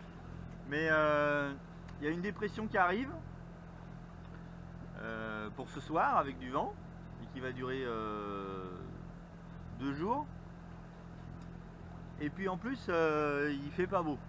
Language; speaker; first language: French; native; French